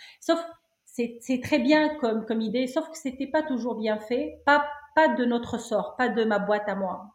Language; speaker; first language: French; non-native, local second language; Arabic